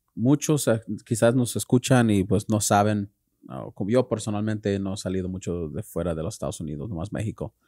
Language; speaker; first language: Spanish; early bilingual, heritage; Spanish